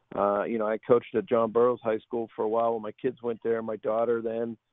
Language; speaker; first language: English; native; English